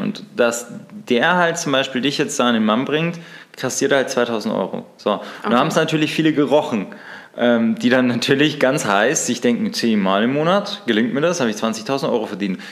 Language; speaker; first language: German; native; German